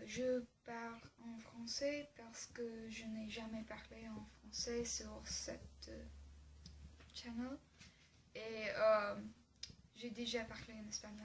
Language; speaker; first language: French; non-native, learner; English